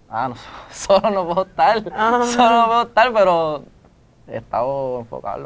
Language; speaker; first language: Spanish; native; Spanish